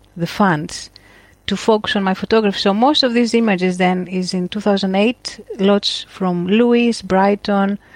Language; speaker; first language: English; non-native, fluent; Greek